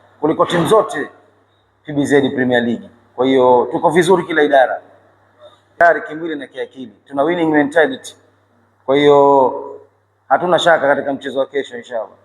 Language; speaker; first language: Swahili; native; Swahili